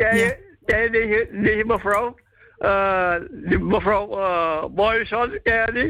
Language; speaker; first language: Dutch; non-native, local second language; Javanese